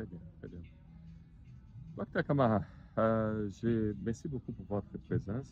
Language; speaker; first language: French; non-native, learner; Portuguese